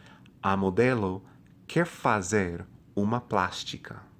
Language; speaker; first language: Portuguese; non-native, fluent; English